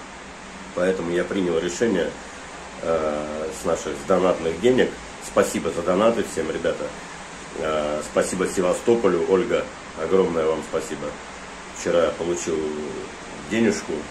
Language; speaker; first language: Russian; native; Russian